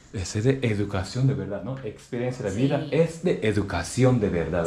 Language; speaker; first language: Spanish; non-native, learner; Japanese